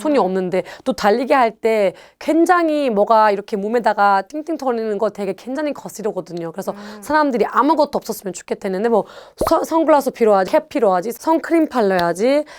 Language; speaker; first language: Korean; non-native, fluent; German